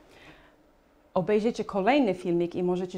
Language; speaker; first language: Polish; non-native, learner; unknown